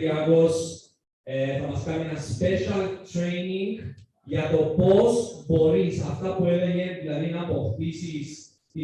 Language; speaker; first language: Greek; native; Greek